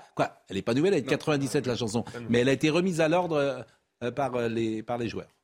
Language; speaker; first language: French; native; French